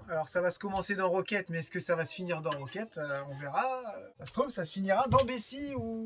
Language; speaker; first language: French; native; French